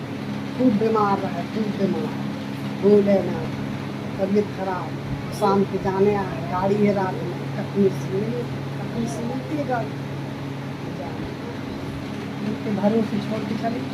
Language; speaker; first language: Hindi; native; Hindi